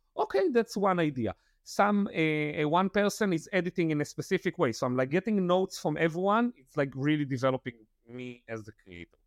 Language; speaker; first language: English; non-native, fluent; Italian